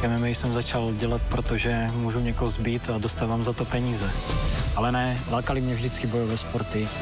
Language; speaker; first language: Czech; native; Czech